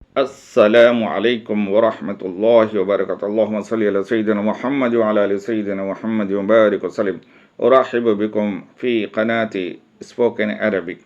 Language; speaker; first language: Arabic; non-native, fluent; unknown